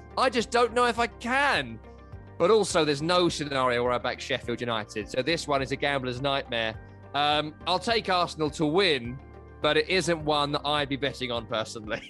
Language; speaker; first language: English; native; English